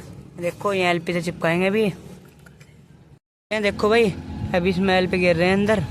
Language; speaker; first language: Hindi; native; Hindi